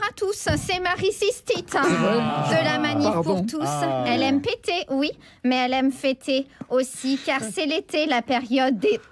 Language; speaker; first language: French; native; French